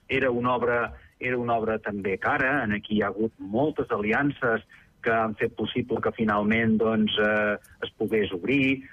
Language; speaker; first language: Catalan; native; Catalan